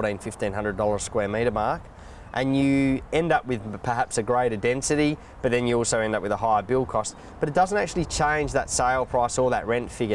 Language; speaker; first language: English; native; English